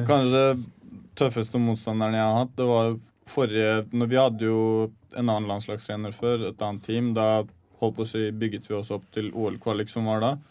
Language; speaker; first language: Norwegian; early bilingual, other home language; Chechen